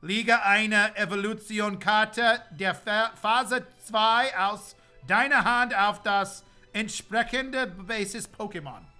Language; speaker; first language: German; non-native, learner; English